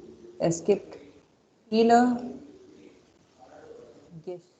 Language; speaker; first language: German; non-native, fluent; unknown